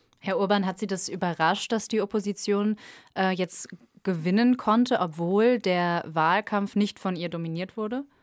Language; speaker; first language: German; native; German